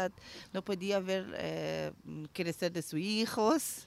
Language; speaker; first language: Spanish; non-native, learner; Persian